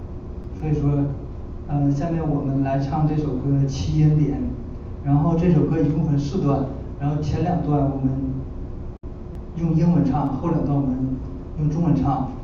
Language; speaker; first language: Chinese; native; Chinese